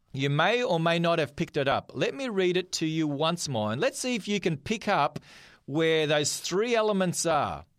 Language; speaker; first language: English; non-native, fluent; Macedonian